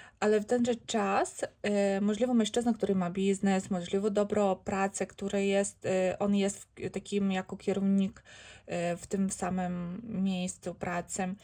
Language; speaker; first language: Polish; non-native, learner; Ukrainian